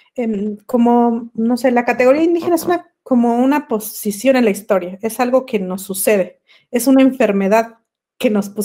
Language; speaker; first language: Spanish; non-native, local second language; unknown